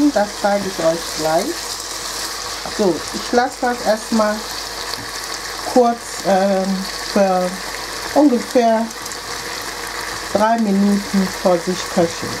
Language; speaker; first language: German; non-native, fluent; Akan